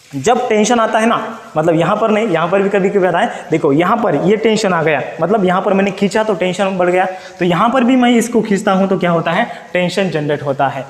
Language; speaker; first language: Hindi; non-native, local second language; Marathi